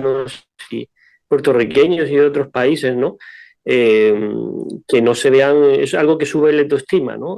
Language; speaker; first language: Spanish; native; Spanish